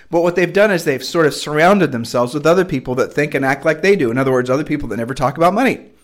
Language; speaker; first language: English; native; English